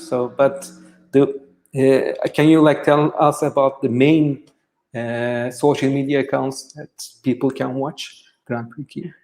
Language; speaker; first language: English; non-native, fluent; Turkish